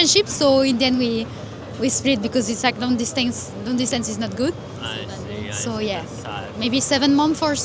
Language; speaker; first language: English; non-native, fluent; French